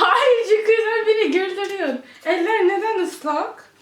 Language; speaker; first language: Turkish; early bilingual, heritage; English